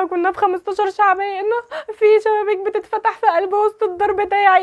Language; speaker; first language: Arabic; native; Arabic